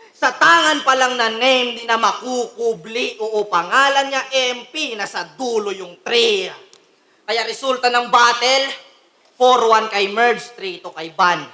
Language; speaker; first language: Filipino; native; Filipino